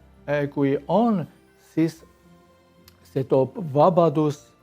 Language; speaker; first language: Estonian; non-native, learner; Armenian